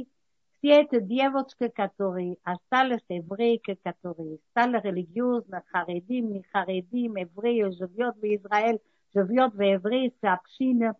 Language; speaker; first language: Russian; early bilingual, heritage; Russian